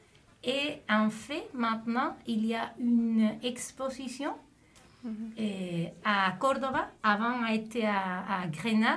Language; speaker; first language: French; non-native, fluent; Spanish